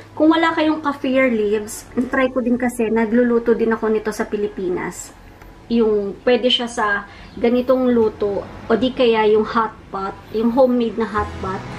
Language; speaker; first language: Filipino; non-native, local second language; Iloko